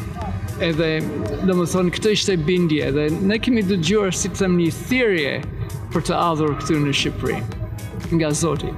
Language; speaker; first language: Albanian; non-native, learner; English